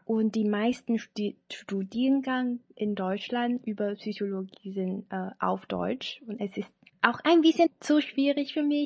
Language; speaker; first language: German; non-native, learner; Chinese